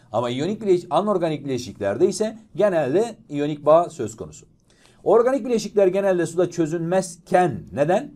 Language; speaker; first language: Turkish; native; Turkish